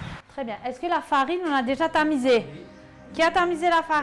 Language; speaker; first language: French; native; French